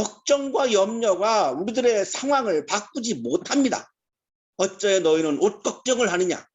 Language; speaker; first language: Korean; native; Korean